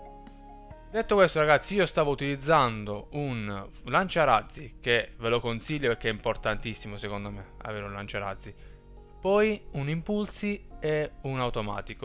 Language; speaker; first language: Italian; native; Italian